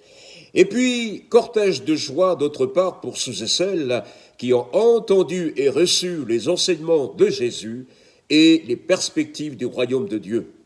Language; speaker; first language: French; native; French